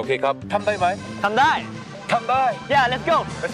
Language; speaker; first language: Thai; non-native, learner; Korean